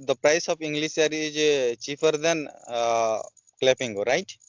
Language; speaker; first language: English; non-native, learner; Odia